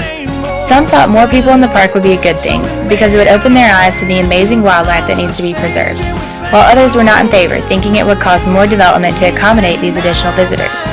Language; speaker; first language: English; native; English